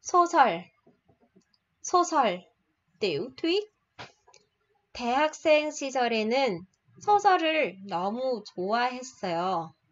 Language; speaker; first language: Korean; non-native, fluent; Vietnamese